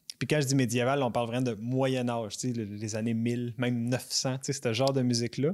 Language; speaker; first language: French; native; French